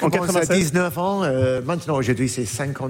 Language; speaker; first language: French; non-native, learner; English